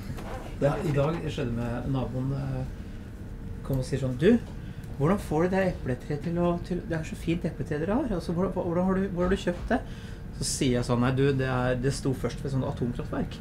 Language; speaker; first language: Norwegian; native; Norwegian